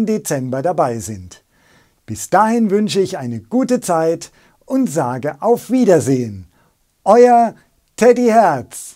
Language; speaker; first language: German; native; German